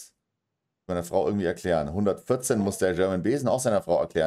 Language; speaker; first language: German; native; German